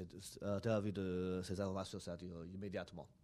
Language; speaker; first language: French; non-native, fluent; Chinese